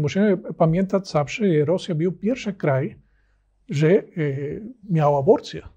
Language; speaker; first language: Polish; non-native, learner; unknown